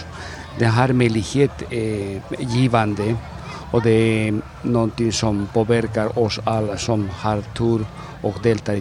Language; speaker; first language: Swedish; non-native, fluent; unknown